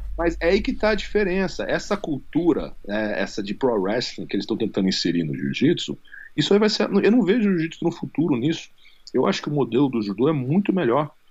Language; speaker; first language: Portuguese; native; Portuguese